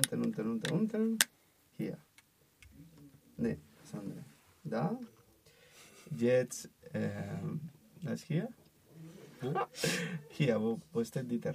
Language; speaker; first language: German; non-native, learner; Spanish